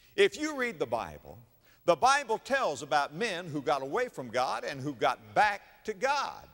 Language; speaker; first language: English; native; English